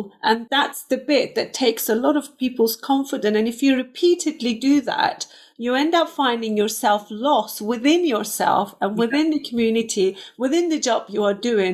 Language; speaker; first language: English; non-native, fluent; Turkish